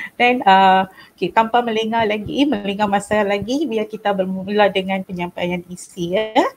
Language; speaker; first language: Malay; non-native, local second language; Tamil